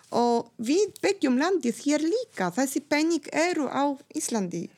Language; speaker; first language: Icelandic; non-native, fluent; Polish